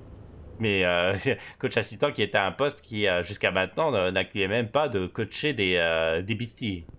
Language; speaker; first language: French; native; French